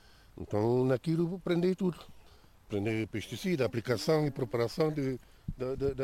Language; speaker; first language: Portuguese; non-native, local second language; Kabuverdianu